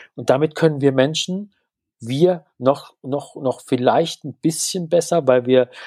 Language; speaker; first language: German; native; German